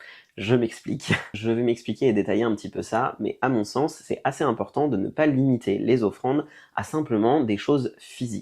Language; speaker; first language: French; native; French